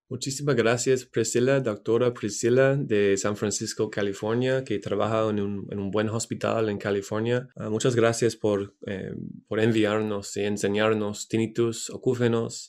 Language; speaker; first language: Spanish; non-native, learner; English